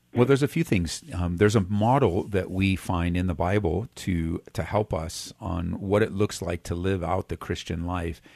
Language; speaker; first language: English; native; English